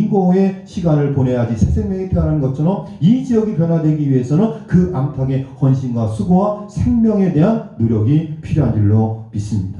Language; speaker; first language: Korean; native; Korean